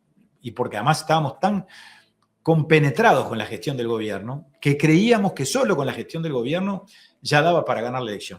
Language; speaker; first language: Spanish; native; Spanish